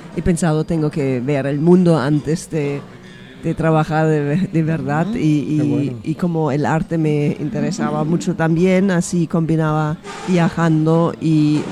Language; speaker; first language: Spanish; non-native, fluent; German